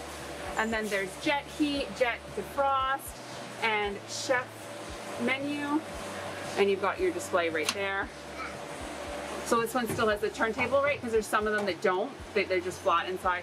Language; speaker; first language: English; native; English